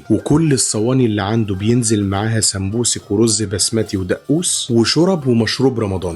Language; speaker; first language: Arabic; native; Arabic